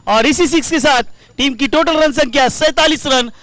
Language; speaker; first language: Hindi; non-native, local second language; Marathi